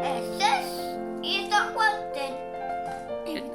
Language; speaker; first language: Basque; non-native, local second language; Spanish